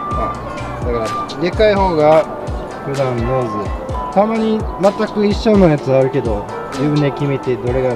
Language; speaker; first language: Japanese; non-native, fluent; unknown